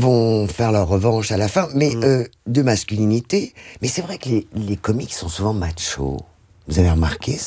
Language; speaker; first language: French; native; French